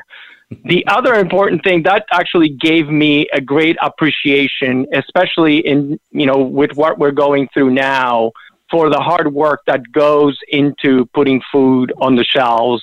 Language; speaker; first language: English; non-native, fluent; Spanish